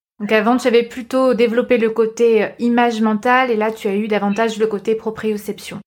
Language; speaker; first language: French; native; French